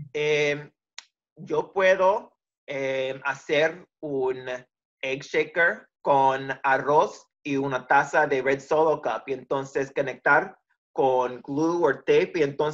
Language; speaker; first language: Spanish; early bilingual, heritage; Spanish